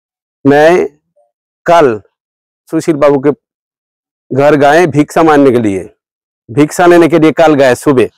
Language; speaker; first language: Hindi; non-native, local second language; Bangla